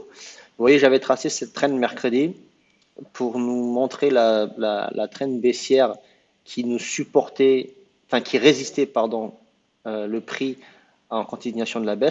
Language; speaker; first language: French; native; French